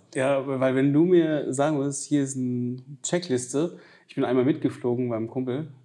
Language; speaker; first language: German; native; German